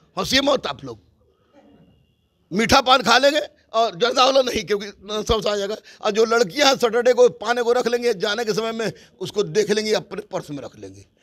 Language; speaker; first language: Hindi; native; Hindi